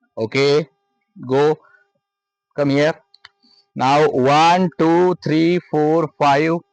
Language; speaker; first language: English; non-native, local second language; Marathi